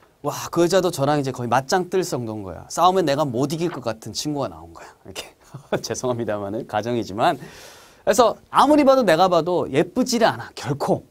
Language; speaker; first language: Korean; native; Korean